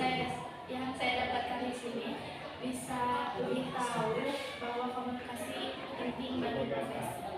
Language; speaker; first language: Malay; non-native, local second language; Sundanese